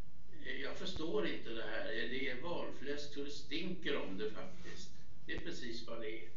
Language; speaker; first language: Swedish; native; Swedish